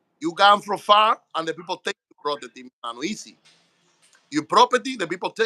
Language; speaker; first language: English; non-native, learner; Spanish